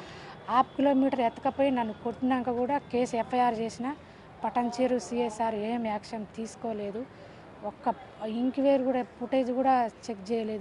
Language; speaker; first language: Telugu; native; Telugu